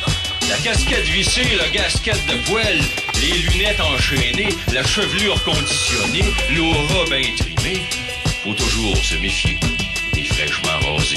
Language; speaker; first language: French; native; French